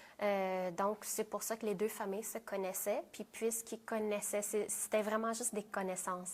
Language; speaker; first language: French; early bilingual, other home language; Vietnamese